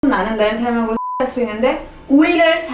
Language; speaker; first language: Korean; non-native, fluent; French